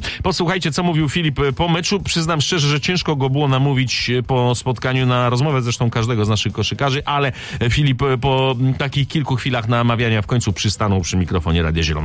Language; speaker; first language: Polish; native; Polish